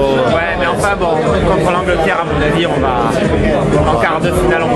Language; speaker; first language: French; native; French